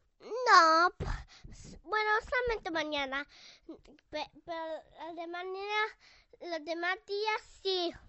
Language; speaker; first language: Spanish; early bilingual, heritage; Spanish